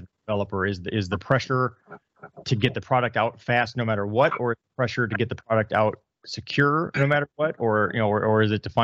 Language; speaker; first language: English; native; English